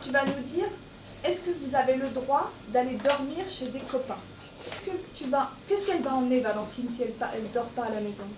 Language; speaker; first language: French; native; French